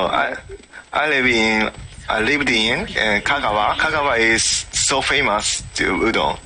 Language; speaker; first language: English; non-native, learner; Japanese